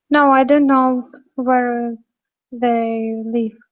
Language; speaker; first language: English; non-native, learner; Russian